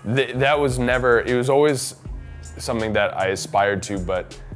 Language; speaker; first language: English; native; English